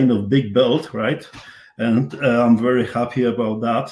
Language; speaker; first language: English; non-native, fluent; Polish